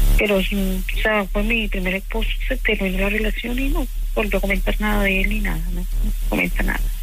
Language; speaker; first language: Spanish; native; Spanish